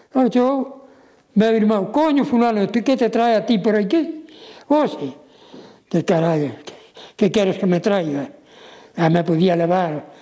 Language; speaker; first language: Galician; native; Galician